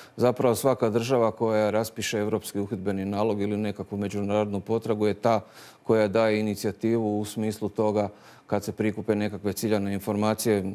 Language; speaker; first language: Croatian; native; Croatian